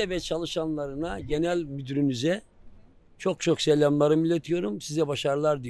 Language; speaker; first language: Turkish; native; Turkish